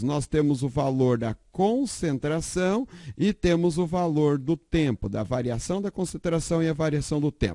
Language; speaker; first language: Portuguese; native; Portuguese